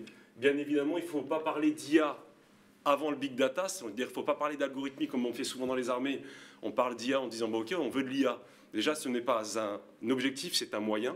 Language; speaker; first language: French; native; French